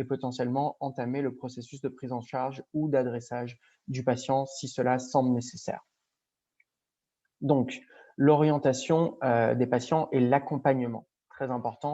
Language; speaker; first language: French; native; French